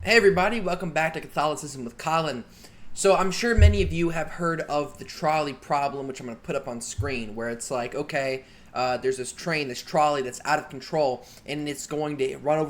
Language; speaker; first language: English; native; English